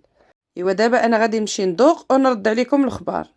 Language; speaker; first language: Arabic; native; Arabic